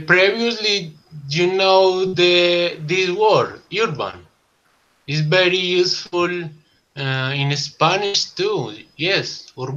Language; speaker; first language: English; non-native, learner; Spanish